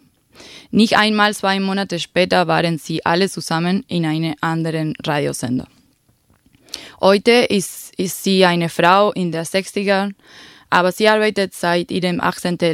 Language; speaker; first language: German; non-native, fluent; Spanish